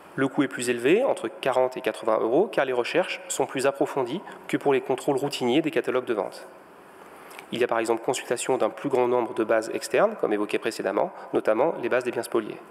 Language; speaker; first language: French; native; French